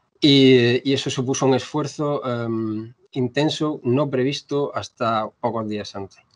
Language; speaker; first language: Spanish; native; Spanish